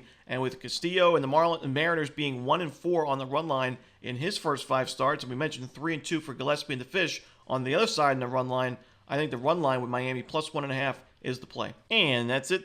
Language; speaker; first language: English; native; English